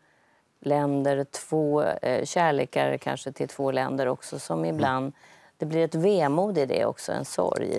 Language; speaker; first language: Swedish; native; Swedish